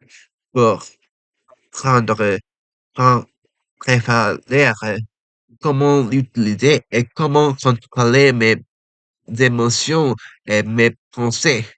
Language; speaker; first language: French; non-native, learner; Japanese